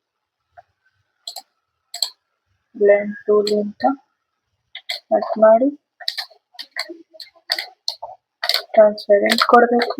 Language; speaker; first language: Kannada; non-native, learner; Hindi